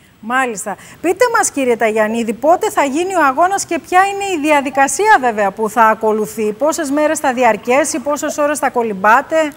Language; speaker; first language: Greek; native; Greek